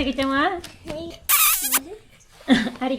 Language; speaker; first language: Japanese; non-native, fluent; Filipino